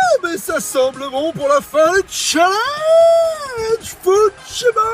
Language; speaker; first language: French; native; French